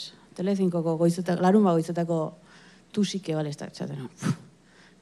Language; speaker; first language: Basque; native; Basque